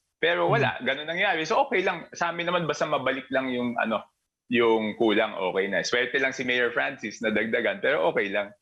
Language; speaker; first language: Filipino; native; Filipino